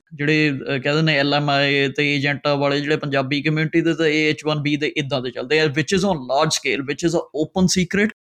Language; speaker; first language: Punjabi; native; Punjabi